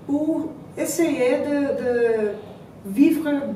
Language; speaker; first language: French; non-native, learner; Portuguese